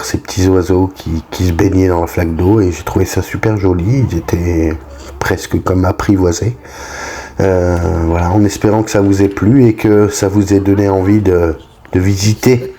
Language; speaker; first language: French; native; French